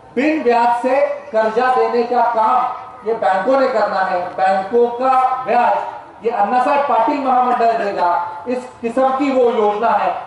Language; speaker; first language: Hindi; non-native, local second language; Marathi